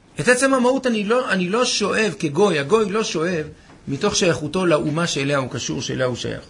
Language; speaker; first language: Hebrew; native; Hebrew